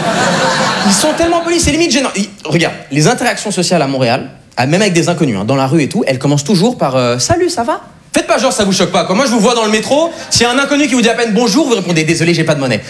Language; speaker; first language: French; native; French